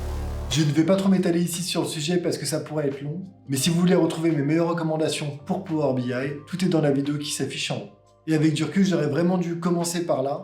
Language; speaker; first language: French; native; French